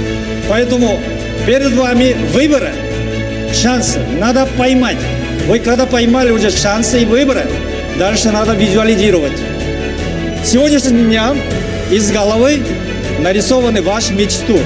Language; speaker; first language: Russian; non-native, learner; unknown